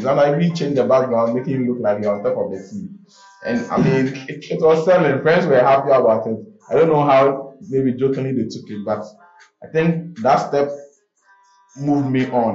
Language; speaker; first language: English; non-native, local second language; Akan